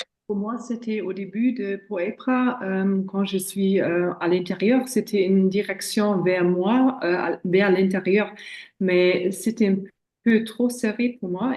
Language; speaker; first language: French; non-native, fluent; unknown